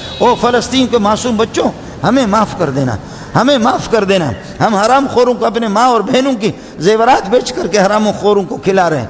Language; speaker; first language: Urdu; non-native, local second language; Baluchi